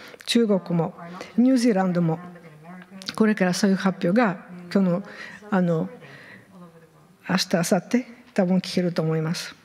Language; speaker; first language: Japanese; non-native, fluent; Bulgarian